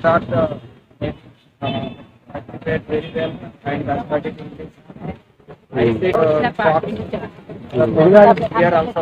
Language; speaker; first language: English; non-native, learner; Telugu